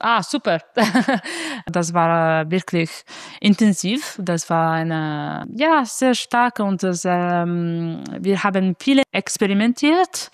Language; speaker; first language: German; non-native, learner; Italian